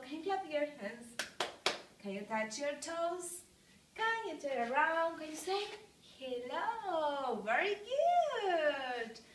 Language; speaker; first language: English; non-native, fluent; Spanish